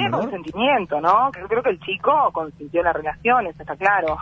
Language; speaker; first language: Spanish; native; Spanish